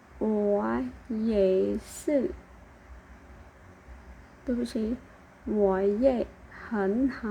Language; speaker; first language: Chinese; non-native, fluent; Khmer